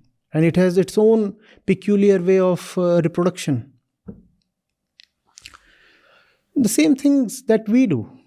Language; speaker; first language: English; non-native, local second language; Hindi